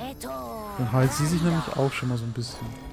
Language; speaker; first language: German; native; German